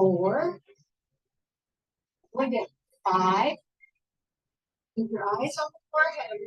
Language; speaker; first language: English; native; English